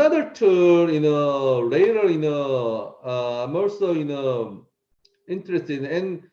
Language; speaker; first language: English; non-native, learner; Korean